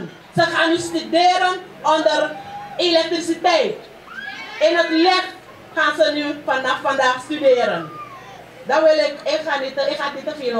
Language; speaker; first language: Dutch; non-native, local second language; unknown